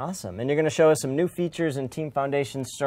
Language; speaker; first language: English; native; English